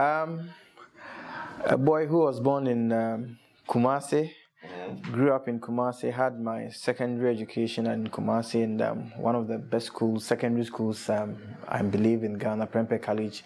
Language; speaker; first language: English; non-native, local second language; Akan